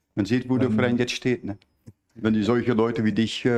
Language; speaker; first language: German; native; German